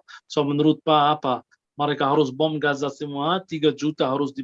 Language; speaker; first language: Indonesian; non-native, fluent; Arabic